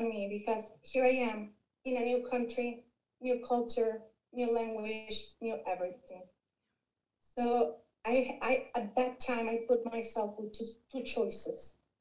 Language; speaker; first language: English; non-native, fluent; Spanish